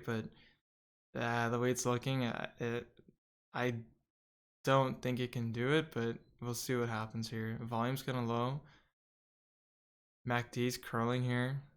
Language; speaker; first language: English; native; English